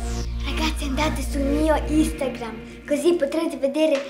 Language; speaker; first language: Italian; early bilingual, other home language; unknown